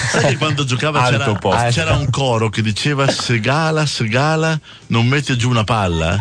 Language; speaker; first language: Italian; native; Italian